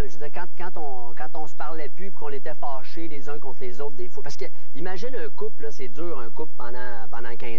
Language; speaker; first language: French; native; French